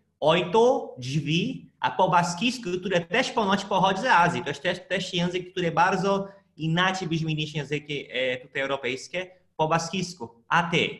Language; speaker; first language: Polish; non-native, fluent; Portuguese